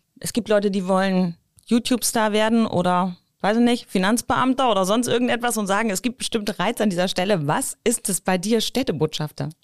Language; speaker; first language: German; native; German